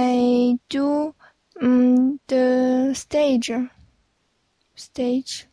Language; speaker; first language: English; non-native, learner; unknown